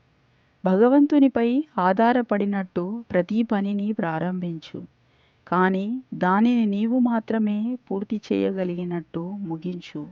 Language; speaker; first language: Telugu; native; Telugu